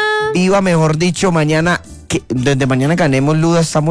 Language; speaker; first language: Spanish; native; Spanish